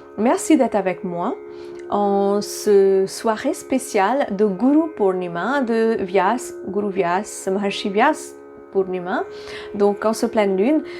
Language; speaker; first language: French; non-native, local second language; Bhojpuri